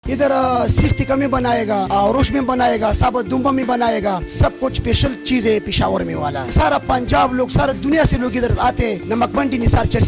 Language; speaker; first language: Hindi; non-native, local second language; Pashto